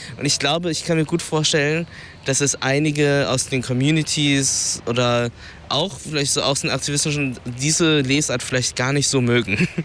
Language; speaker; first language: German; early bilingual, other home language; Vietnamese